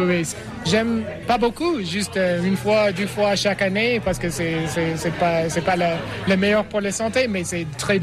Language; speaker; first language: French; non-native, learner; English